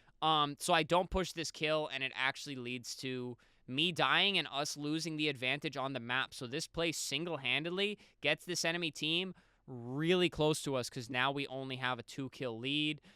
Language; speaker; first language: English; native; English